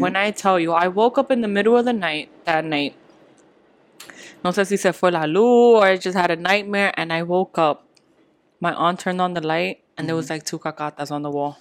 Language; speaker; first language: English; early bilingual, other home language; Spanish